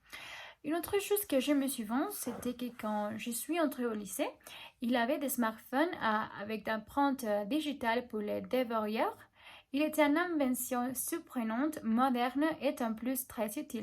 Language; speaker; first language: French; non-native, learner; Spanish